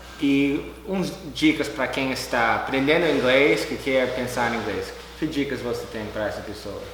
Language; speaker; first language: Portuguese; non-native, fluent; English